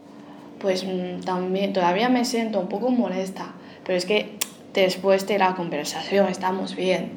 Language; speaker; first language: Spanish; non-native, fluent; Chinese